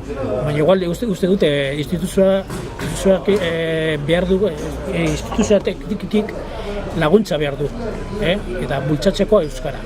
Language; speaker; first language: Basque; non-native, local second language; Spanish